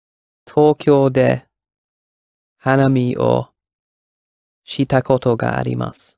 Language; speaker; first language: Japanese; non-native, learner; English